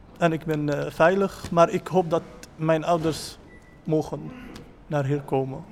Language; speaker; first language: Dutch; non-native, learner; Arabic